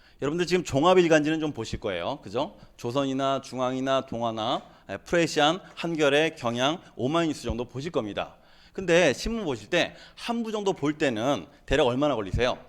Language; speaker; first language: Korean; native; Korean